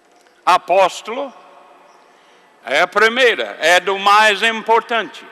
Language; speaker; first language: Portuguese; non-native, fluent; English